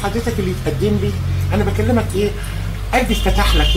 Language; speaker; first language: Arabic; native; Arabic